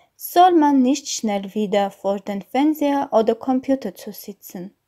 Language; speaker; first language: German; non-native, learner; Armenian